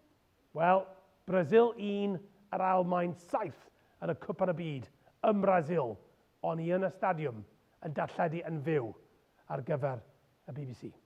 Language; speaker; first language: Welsh; non-native, local second language; English